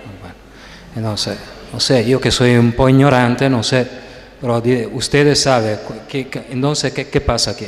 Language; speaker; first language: Spanish; non-native, fluent; Italian